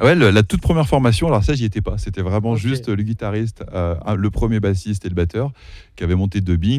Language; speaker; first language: French; early bilingual, other home language; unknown